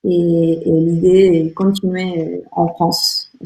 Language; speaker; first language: French; non-native, learner; Spanish